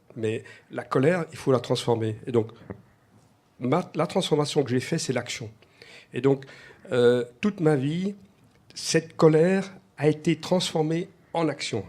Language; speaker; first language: French; native; French